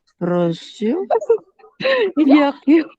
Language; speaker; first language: Ukrainian; non-native, learner; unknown